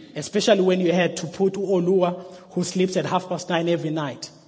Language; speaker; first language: English; non-native, local second language; Xhosa